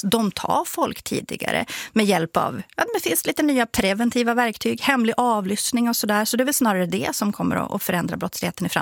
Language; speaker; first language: Swedish; native; Swedish